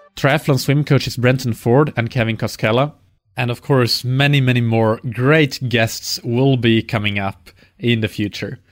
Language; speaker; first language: English; non-native, fluent; Swedish